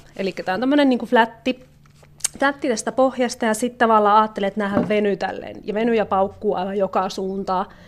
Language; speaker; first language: Finnish; native; Finnish